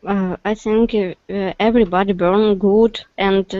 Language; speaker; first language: English; non-native, learner; Russian